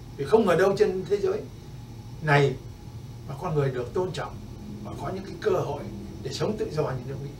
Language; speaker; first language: Vietnamese; native; Vietnamese